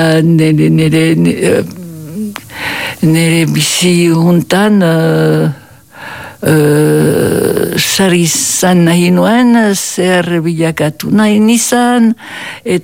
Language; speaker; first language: Basque; native; Basque